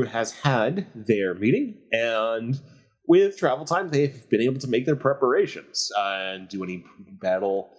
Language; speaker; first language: English; native; English